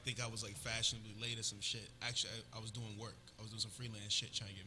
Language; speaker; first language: English; native; English